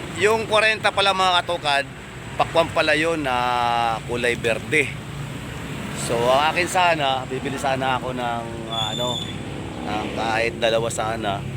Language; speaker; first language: Filipino; native; Filipino